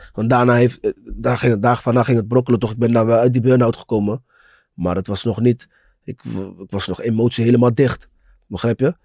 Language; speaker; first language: Dutch; native; Dutch